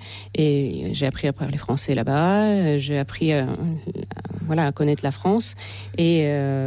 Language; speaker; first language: French; non-native, fluent; Russian